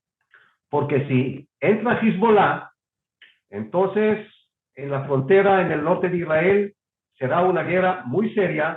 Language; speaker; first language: Spanish; non-native, fluent; Hebrew